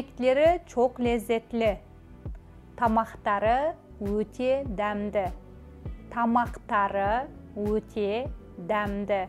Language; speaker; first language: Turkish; non-native, fluent; Kazakh